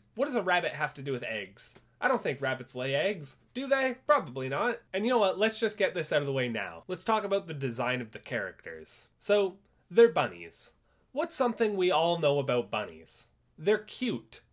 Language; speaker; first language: English; native; English